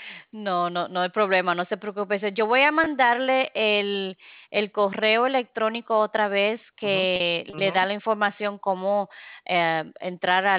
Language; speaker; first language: Spanish; non-native, fluent; English